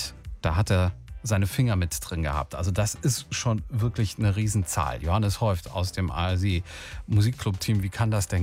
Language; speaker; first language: German; native; German